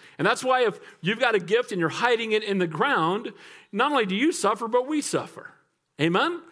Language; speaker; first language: English; native; English